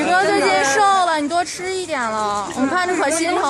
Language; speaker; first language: Chinese; native; Chinese